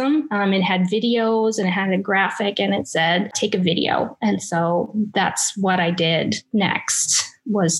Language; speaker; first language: English; native; English